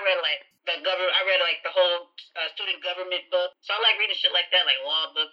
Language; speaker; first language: English; native; English